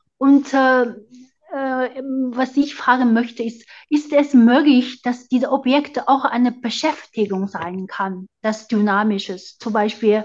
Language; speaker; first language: German; non-native, fluent; Chinese